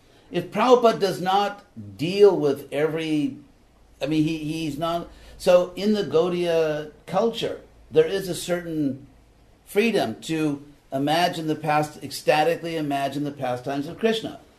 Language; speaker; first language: English; native; English